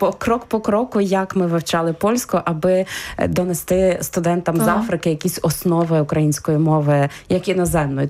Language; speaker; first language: Ukrainian; native; Ukrainian